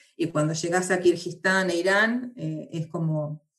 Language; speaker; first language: Spanish; native; Spanish